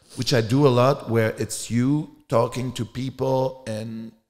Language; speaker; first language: English; non-native, fluent; French